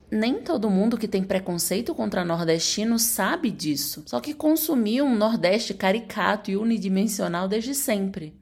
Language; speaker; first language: Portuguese; native; Portuguese